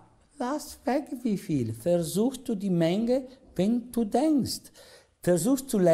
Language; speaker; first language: German; non-native, learner; Italian